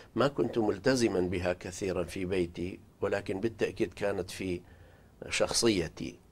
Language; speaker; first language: Arabic; non-native, local second language; Central Kurdish